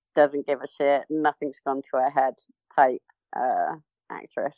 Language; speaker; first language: English; native; English